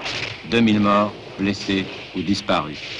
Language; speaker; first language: French; native; French